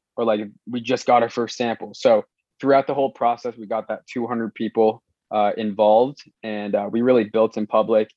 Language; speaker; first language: English; non-native, local second language; Cantonese